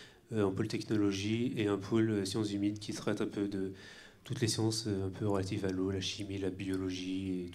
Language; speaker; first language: French; native; French